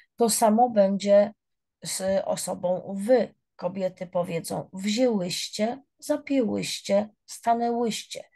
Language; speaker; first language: Polish; native; Polish